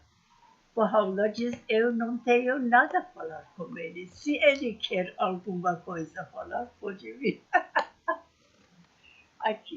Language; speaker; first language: Portuguese; non-native, fluent; Persian